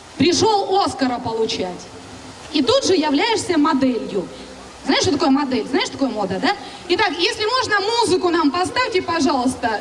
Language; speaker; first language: Russian; native; Russian